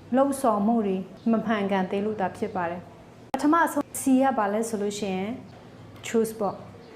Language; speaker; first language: Burmese; non-native, local second language; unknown